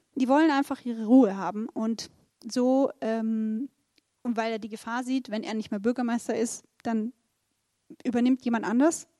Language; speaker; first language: German; native; German